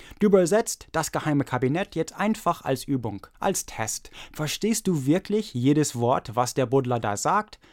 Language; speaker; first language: German; early bilingual, other home language; English